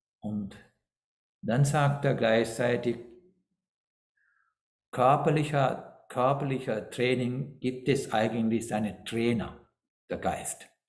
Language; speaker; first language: German; non-native, fluent; Sinhala